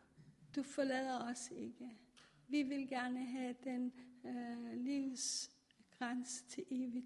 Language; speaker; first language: Danish; non-native, fluent; Persian